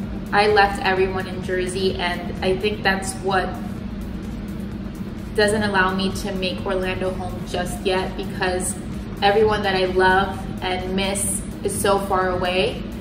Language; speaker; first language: English; early bilingual, other home language; Spanish